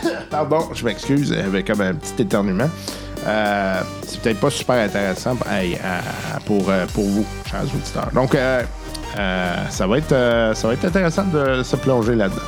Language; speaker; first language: French; native; French